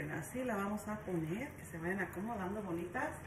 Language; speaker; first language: Spanish; native; Spanish